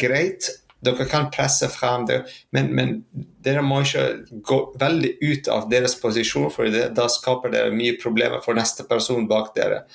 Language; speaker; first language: Norwegian; non-native, fluent; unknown